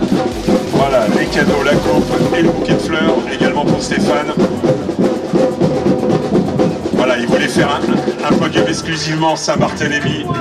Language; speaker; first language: French; native; French